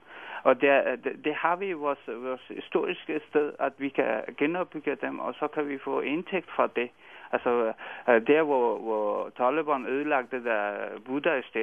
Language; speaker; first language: Danish; non-native, fluent; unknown